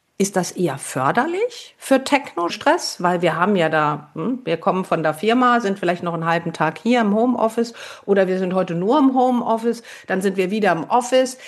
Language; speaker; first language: German; native; German